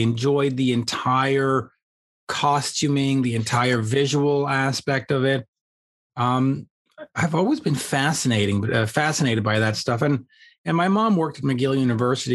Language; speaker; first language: English; native; English